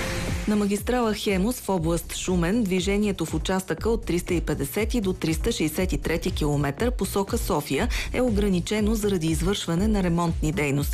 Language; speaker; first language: Bulgarian; native; Bulgarian